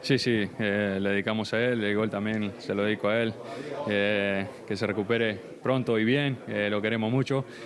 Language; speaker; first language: Spanish; native; Spanish